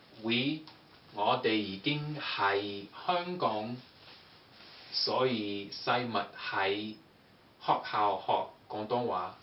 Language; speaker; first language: Cantonese; non-native, learner; English